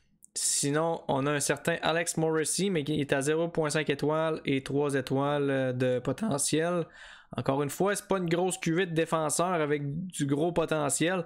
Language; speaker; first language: French; native; French